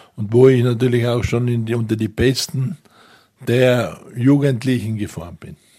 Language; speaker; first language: German; native; German